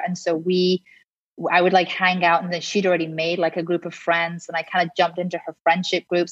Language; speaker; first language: English; native; English